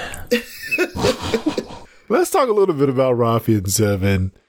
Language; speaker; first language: English; native; English